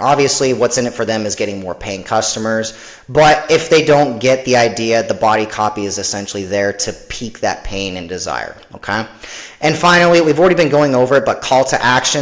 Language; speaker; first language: English; native; English